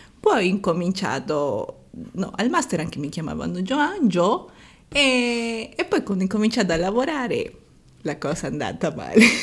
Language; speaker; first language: Italian; non-native, fluent; Spanish